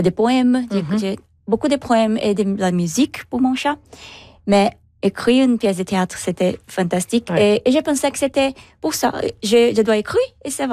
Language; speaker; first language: French; non-native, learner; Portuguese